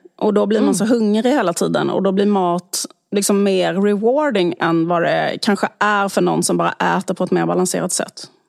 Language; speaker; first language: Swedish; native; Swedish